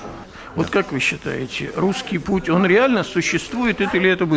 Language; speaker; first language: Russian; native; Russian